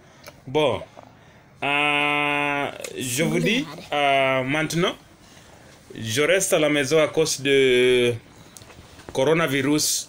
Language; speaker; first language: French; non-native, learner; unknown